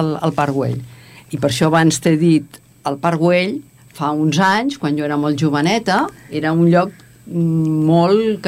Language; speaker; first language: Catalan; native; Catalan